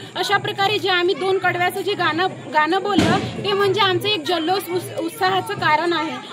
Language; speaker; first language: Marathi; non-native, local second language; Lambadi